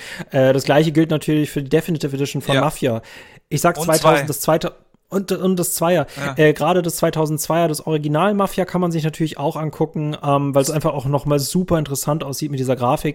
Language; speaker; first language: German; native; German